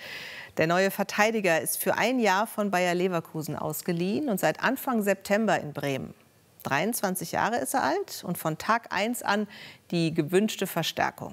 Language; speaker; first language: German; native; German